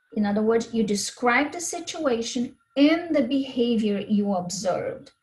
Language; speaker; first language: English; non-native, fluent; Portuguese